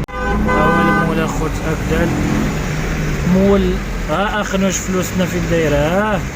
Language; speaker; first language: Arabic; native; Arabic